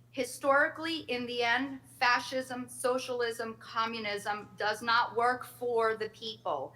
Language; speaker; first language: English; native; English